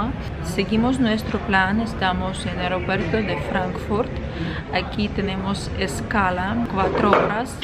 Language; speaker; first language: Spanish; non-native, fluent; Ukrainian